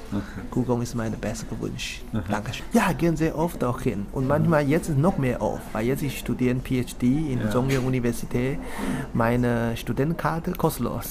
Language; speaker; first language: German; non-native, learner; Chinese